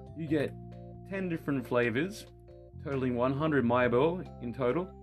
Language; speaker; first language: English; native; English